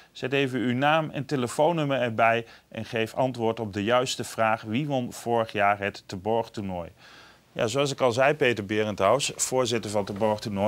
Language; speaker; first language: Dutch; native; Dutch